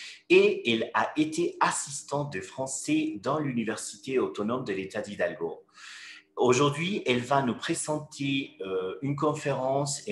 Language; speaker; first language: French; non-native, fluent; Spanish